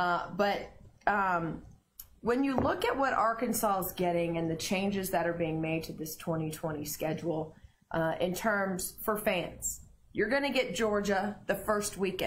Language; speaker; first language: English; native; English